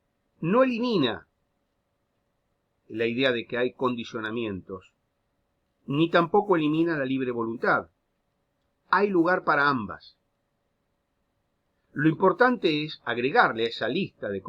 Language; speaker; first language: Spanish; native; Spanish